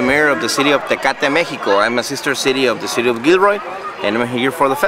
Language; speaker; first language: English; non-native, fluent; Spanish